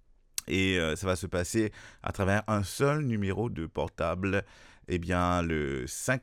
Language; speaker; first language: French; non-native, local second language; Morisyen